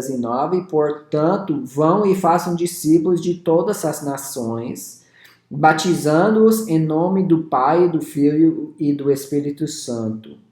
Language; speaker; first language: Portuguese; non-native, fluent; English